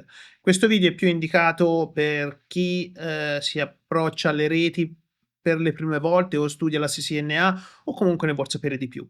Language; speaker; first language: Italian; native; Italian